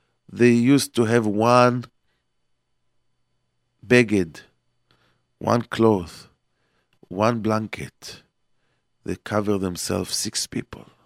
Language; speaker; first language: English; non-native, fluent; Hebrew